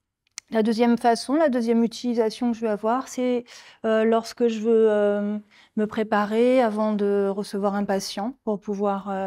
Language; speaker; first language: French; native; French